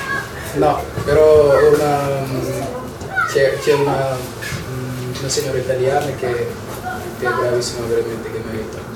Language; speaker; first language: Italian; non-native, learner; Wolof